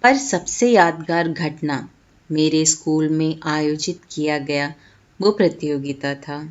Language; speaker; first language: Hindi; non-native, local second language; Malayalam